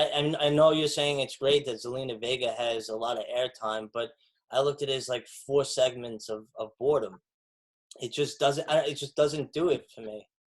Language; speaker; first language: English; native; English